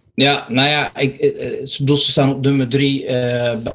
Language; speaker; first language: Dutch; native; Dutch